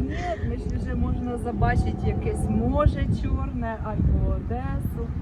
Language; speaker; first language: Polish; non-native, learner; Russian